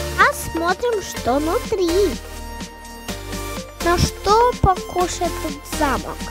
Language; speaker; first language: Russian; early bilingual, heritage; Russian